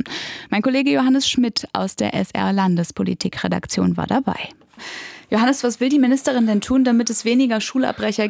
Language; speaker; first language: German; native; German